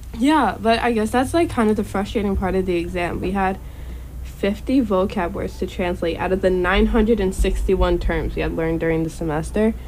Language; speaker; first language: English; native; English